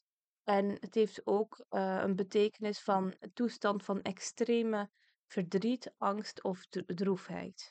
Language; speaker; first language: Dutch; early bilingual, other home language; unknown